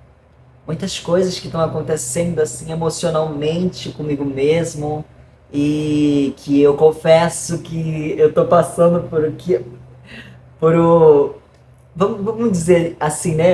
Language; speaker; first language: Portuguese; native; Portuguese